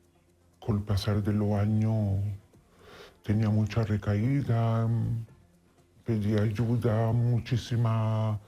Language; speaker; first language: Spanish; non-native, fluent; Italian